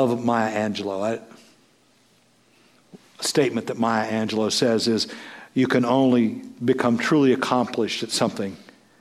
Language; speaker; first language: English; native; English